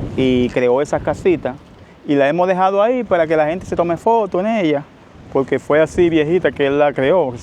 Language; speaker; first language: Spanish; native; Spanish